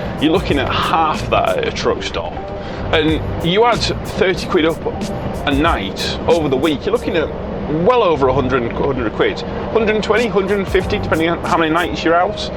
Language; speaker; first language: English; native; English